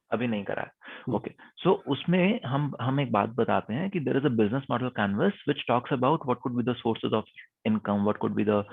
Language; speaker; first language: Hindi; native; Hindi